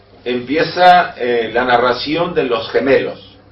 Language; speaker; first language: Spanish; native; Spanish